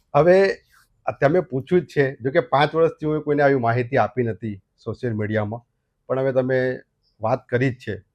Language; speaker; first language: Gujarati; native; Gujarati